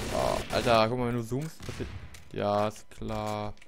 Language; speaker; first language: German; native; German